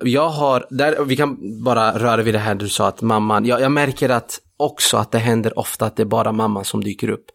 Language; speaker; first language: Swedish; non-native, fluent; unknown